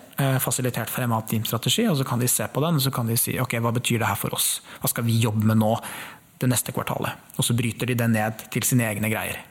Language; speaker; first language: Norwegian; native; Norwegian